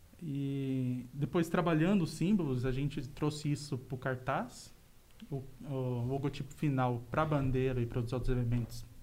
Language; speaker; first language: Portuguese; native; Portuguese